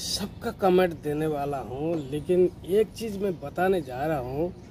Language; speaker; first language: Hindi; non-native, local second language; Odia